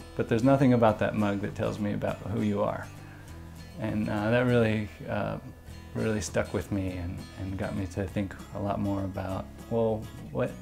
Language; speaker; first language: English; native; English